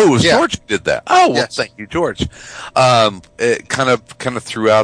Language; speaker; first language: English; native; English